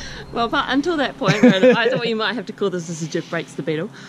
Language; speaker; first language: English; native; English